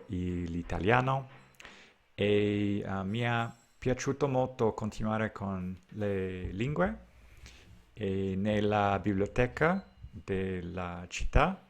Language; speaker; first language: Italian; non-native, learner; English